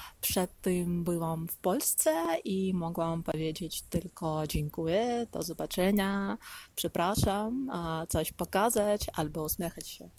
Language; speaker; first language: Polish; non-native, learner; Ukrainian